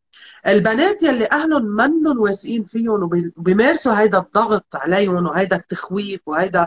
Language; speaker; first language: Arabic; native; Arabic